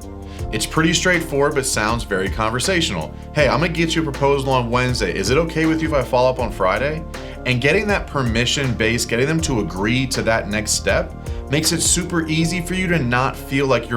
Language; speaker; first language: English; native; English